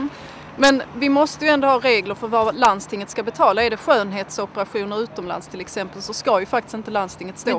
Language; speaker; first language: Swedish; native; Swedish